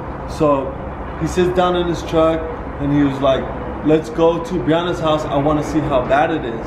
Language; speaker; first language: English; early bilingual, other home language; Spanish